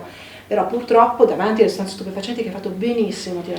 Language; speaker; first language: Italian; native; Italian